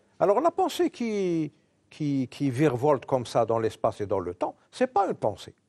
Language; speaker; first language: French; non-native, local second language; Arabic